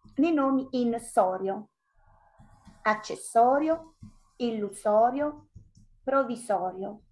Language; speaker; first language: Italian; native; Italian